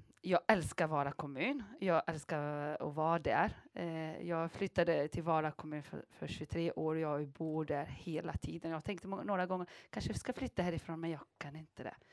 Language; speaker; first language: Swedish; non-native, fluent; Arabic